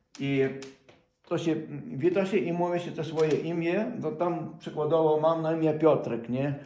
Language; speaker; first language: Polish; non-native, fluent; Ukrainian